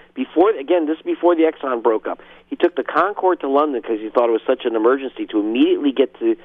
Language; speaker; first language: English; native; English